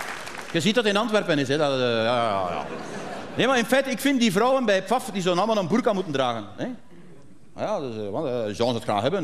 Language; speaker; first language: Dutch; native; Dutch